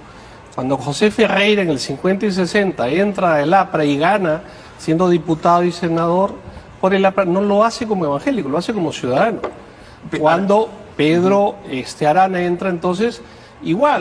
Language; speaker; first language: Spanish; native; Spanish